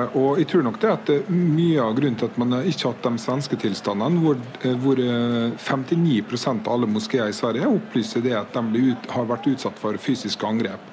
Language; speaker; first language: Norwegian; native; Norwegian